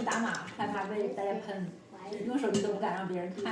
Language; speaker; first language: Chinese; native; Chinese